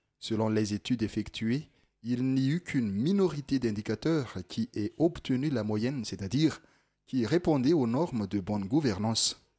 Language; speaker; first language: French; non-native, local second language; Malagasy